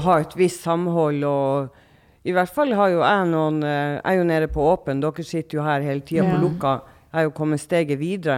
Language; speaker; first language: Norwegian; native; Norwegian